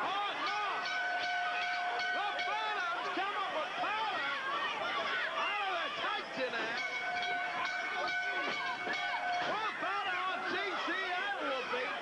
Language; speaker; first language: English; native; English